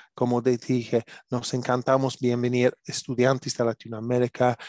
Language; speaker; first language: Spanish; non-native, learner; English